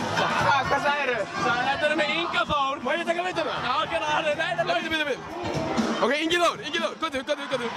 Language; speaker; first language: Icelandic; native; Icelandic